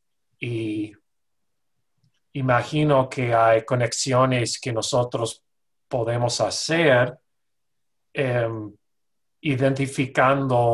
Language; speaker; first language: Spanish; non-native, fluent; English